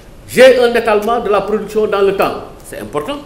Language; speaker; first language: French; non-native, local second language; Wolof